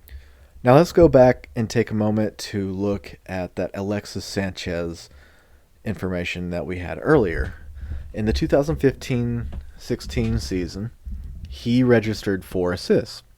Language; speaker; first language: English; native; English